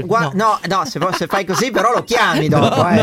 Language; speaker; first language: Italian; native; Italian